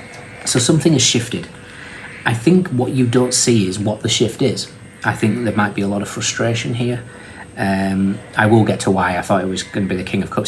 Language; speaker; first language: English; native; English